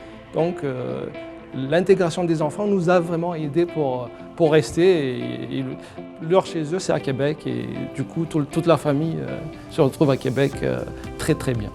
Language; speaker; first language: French; non-native, local second language; Malagasy